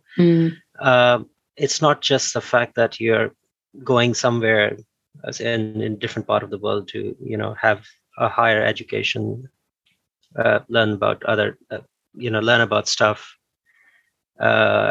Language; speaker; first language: English; non-native, local second language; Urdu